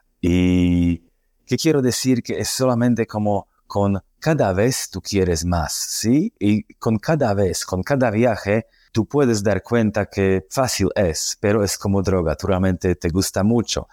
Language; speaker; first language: Spanish; non-native, fluent; Slovak